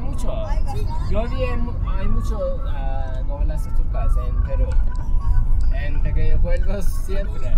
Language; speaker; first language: Spanish; non-native, learner; Turkish